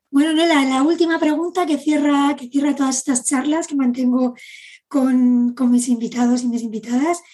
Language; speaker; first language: Spanish; native; Spanish